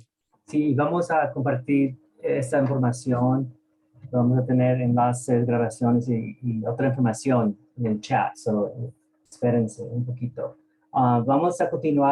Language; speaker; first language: Spanish; early bilingual, heritage; Spanish